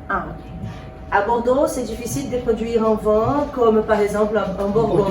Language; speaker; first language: French; non-native, fluent; Portuguese